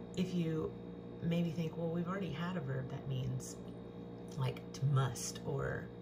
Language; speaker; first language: English; native; English